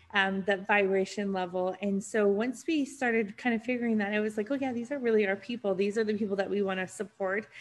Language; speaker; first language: English; native; English